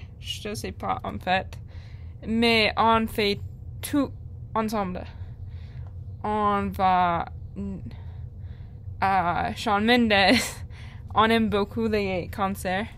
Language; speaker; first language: French; non-native, learner; English